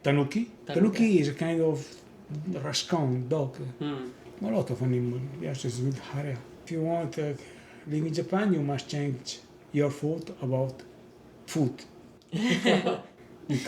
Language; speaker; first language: English; non-native, learner; Italian